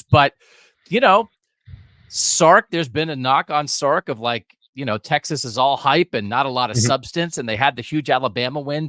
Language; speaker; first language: English; native; English